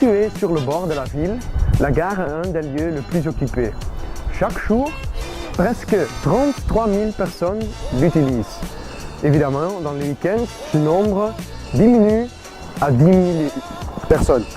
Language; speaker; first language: French; non-native, learner; Dutch